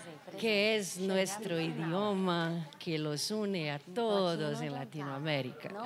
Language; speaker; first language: Spanish; non-native, learner; Portuguese